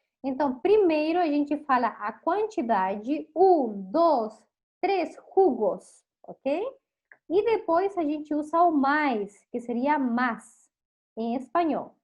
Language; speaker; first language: Portuguese; non-native, fluent; Spanish